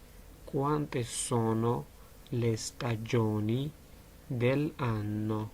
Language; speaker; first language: Italian; non-native, learner; Georgian